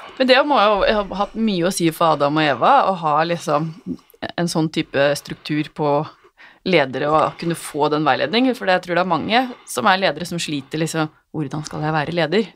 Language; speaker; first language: Norwegian; native; Norwegian